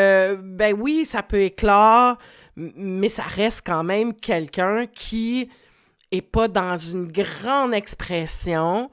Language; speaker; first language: French; native; French